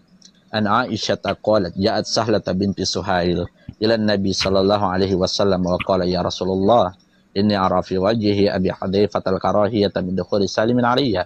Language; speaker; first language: Arabic; non-native, learner; Indonesian